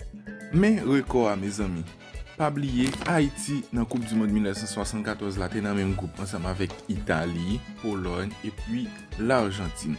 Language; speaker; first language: French; non-native, learner; Haitian Creole